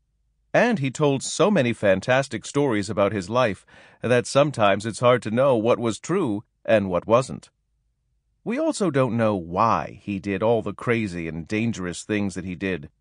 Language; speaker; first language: English; native; English